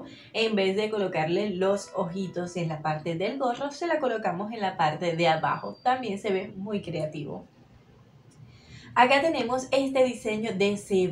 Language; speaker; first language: Spanish; native; Spanish